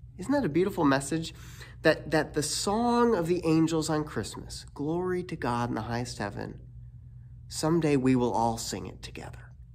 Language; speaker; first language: English; native; English